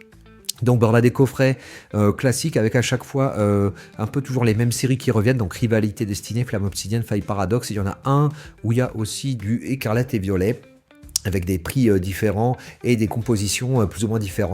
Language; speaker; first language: French; native; French